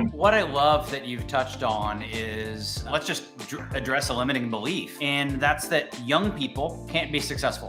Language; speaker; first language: English; native; English